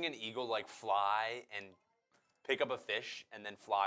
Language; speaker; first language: English; native; English